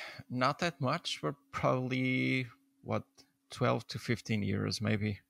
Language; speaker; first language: English; non-native, fluent; Portuguese